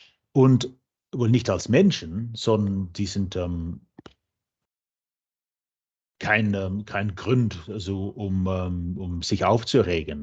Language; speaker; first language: German; non-native, fluent; English